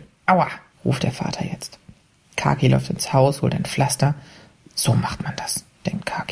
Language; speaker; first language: German; native; German